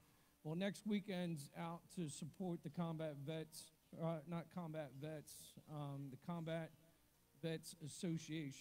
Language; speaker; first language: English; native; English